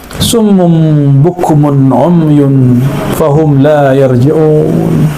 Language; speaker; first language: Indonesian; non-native, local second language; Minangkabau